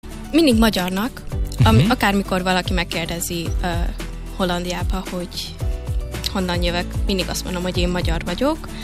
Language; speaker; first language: Hungarian; early bilingual, heritage; Hungarian